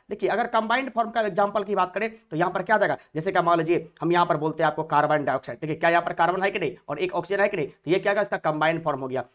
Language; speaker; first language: Hindi; native; Hindi